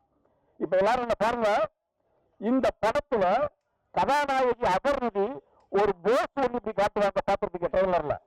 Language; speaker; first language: Tamil; native; Tamil